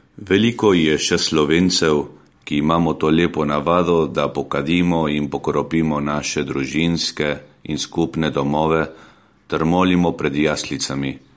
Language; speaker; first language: Slovenian; early bilingual, heritage; Slovenian